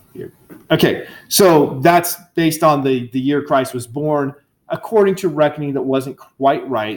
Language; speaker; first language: English; native; English